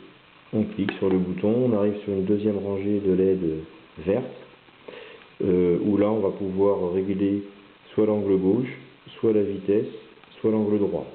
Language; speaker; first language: French; native; French